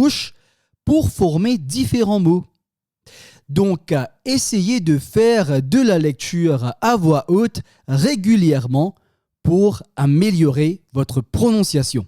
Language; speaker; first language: French; native; French